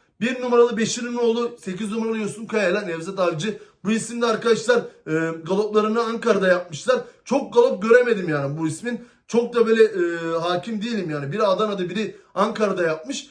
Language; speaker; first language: Turkish; native; Turkish